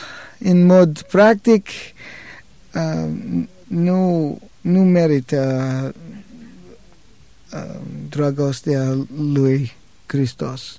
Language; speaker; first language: Romanian; non-native, learner; English